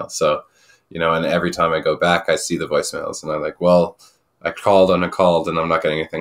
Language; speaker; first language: English; native; English